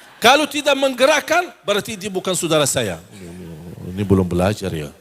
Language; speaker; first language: Malay; non-native, fluent; Arabic